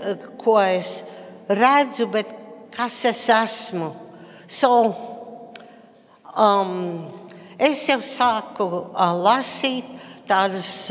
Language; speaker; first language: Latvian; early bilingual, heritage; Latvian